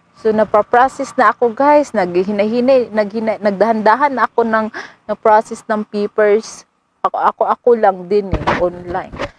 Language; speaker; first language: Filipino; non-native, local second language; Cebuano